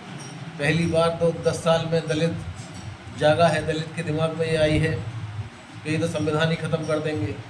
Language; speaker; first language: Hindi; native; Hindi